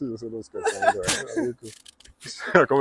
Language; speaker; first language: Italian; non-native, learner; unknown